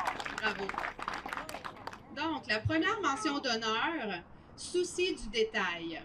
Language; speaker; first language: French; native; French